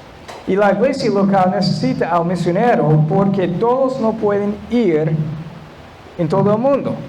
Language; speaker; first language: Spanish; non-native, fluent; English